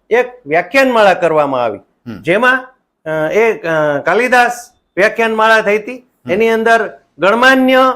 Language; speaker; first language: Gujarati; native; Gujarati